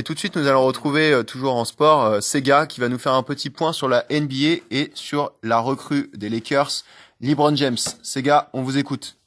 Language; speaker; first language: French; native; French